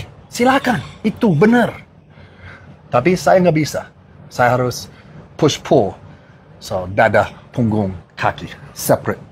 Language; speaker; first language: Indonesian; non-native, fluent; English